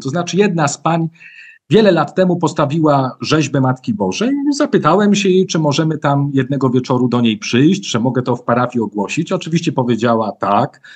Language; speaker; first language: Polish; native; Polish